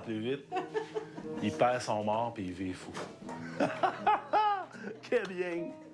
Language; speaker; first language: French; native; French